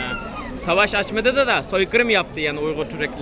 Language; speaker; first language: Turkish; non-native, fluent; Uyghur